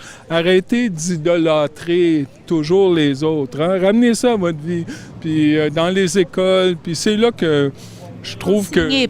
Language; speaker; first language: French; native; French